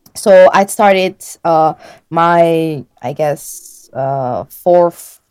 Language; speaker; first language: English; non-native, fluent; French